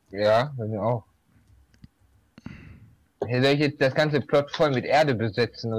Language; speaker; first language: German; native; German